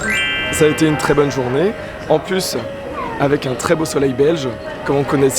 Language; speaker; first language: French; native; French